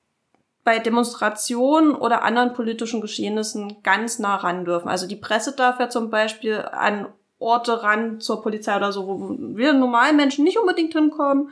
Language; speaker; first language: German; native; German